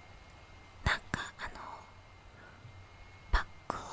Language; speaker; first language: Japanese; non-native, fluent; Indonesian